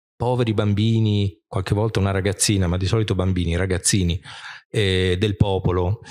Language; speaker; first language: Italian; native; Italian